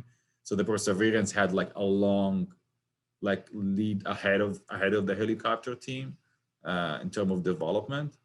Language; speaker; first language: English; non-native, fluent; Arabic